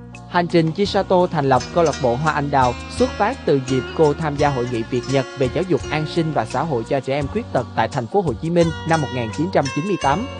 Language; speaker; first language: Vietnamese; native; Vietnamese